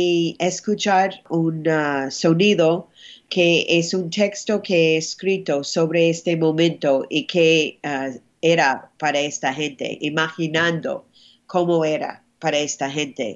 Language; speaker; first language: Spanish; non-native, fluent; English